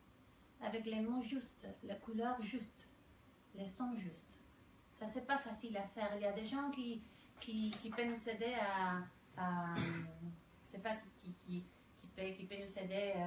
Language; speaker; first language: French; non-native, fluent; Spanish